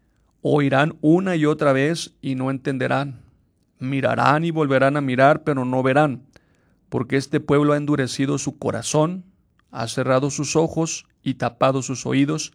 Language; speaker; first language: Spanish; native; Spanish